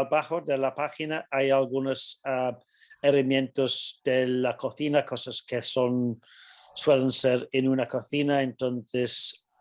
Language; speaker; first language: Spanish; non-native, fluent; English